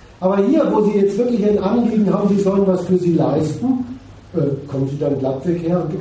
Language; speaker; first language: German; native; German